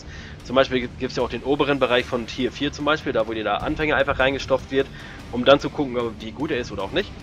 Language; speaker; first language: German; native; German